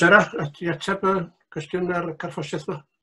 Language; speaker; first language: Welsh; native; Welsh